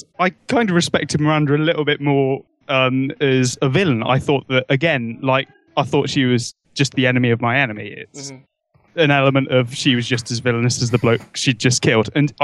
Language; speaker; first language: English; native; English